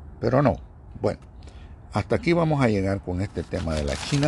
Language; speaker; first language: Spanish; native; Spanish